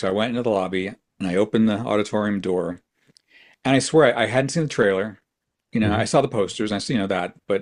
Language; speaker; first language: English; native; English